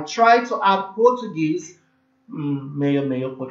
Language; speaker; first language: Portuguese; non-native, learner; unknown